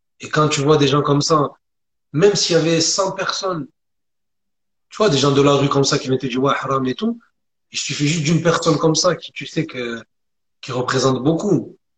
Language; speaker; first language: French; early bilingual, other home language; Arabic